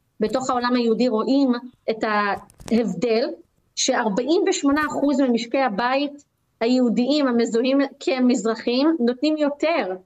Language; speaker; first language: Hebrew; native; Hebrew